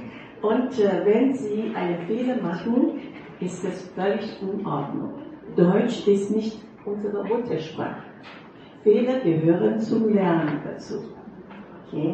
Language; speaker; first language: German; non-native, fluent; Chinese